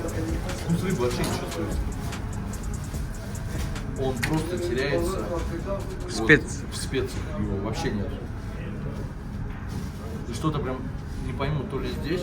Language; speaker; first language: Russian; native; Russian